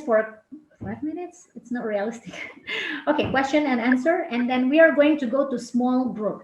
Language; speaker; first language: English; non-native, fluent; Indonesian